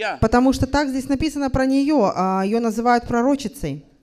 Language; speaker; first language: Russian; native; Russian